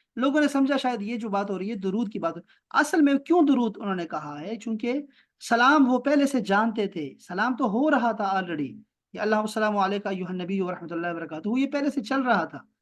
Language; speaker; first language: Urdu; non-native, local second language; Pashto